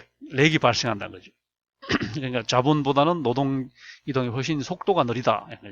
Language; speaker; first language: Korean; native; Korean